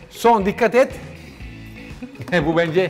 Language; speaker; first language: Turkish; non-native, learner; Italian